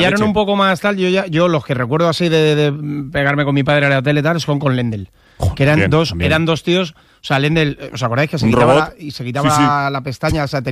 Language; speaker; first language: Spanish; native; Spanish